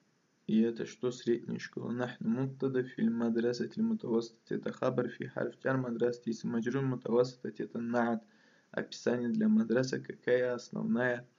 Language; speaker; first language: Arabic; non-native, fluent; Russian